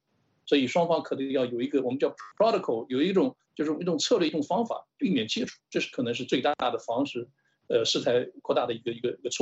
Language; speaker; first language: Chinese; native; Chinese